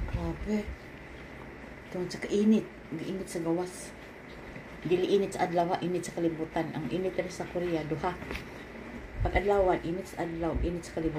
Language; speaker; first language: Filipino; non-native, local second language; Cebuano